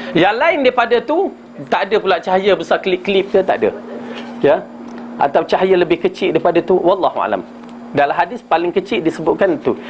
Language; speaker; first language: Malay; native; Malay